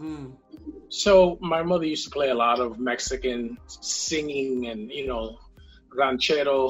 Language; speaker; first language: English; native; English